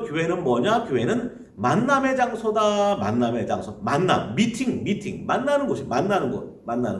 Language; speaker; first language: Korean; native; Korean